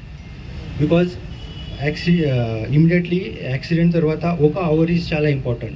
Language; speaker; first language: Telugu; non-native, learner; Hindi